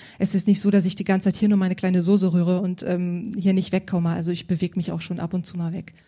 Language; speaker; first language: German; native; German